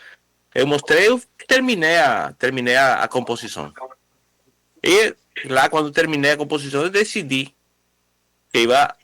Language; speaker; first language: Portuguese; non-native, fluent; Spanish